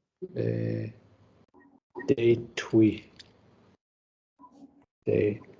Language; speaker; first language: French; non-native, learner; English